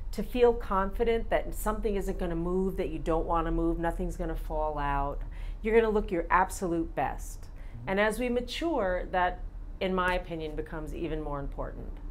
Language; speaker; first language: English; native; English